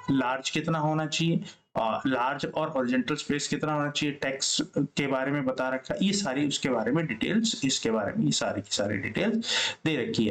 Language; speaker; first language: Hindi; native; Hindi